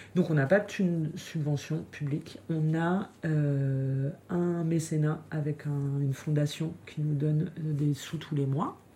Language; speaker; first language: French; native; French